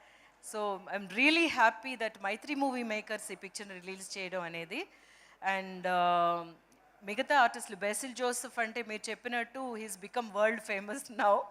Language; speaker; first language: Telugu; native; Telugu